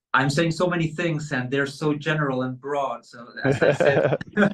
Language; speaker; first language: English; non-native, fluent; Spanish